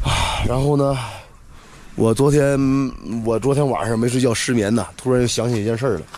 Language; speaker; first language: Chinese; native; Chinese